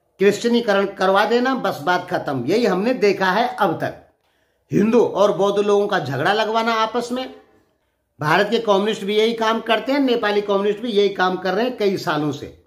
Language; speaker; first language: Hindi; native; Hindi